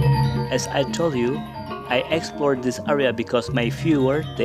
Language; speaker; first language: English; non-native, learner; Indonesian